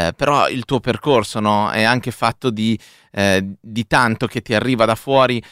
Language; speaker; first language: Italian; native; Italian